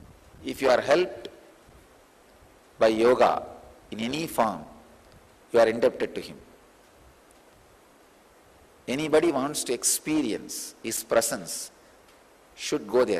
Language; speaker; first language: English; non-native, local second language; Tamil